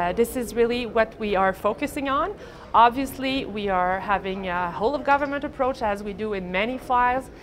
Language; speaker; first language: English; non-native, fluent; French